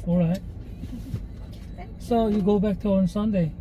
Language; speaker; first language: English; non-native, learner; Korean